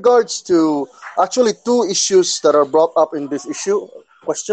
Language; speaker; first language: English; non-native, local second language; Cebuano